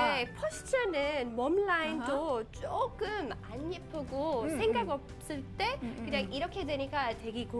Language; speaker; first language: Korean; non-native, fluent; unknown